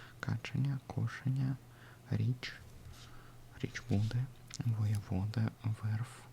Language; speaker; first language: Ukrainian; non-native, learner; Russian